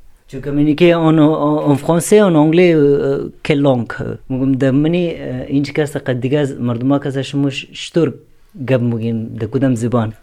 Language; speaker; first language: French; non-native, learner; Urdu